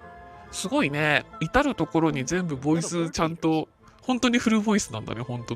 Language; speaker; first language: Japanese; native; Japanese